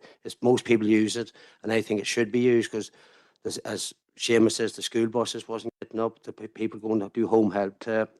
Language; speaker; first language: English; native; English